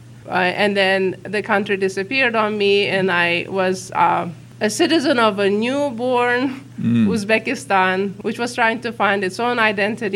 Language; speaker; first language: English; non-native, fluent; Uzbek